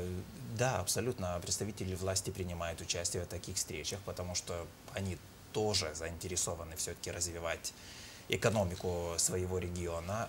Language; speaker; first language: Russian; non-native, fluent; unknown